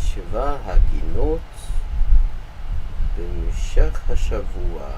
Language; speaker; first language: Hebrew; non-native, learner; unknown